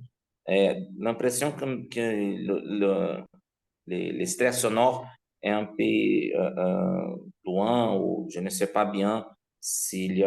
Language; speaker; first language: French; non-native, fluent; Portuguese